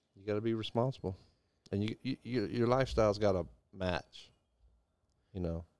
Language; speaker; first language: English; native; English